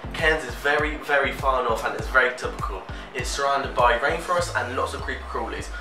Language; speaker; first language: English; native; English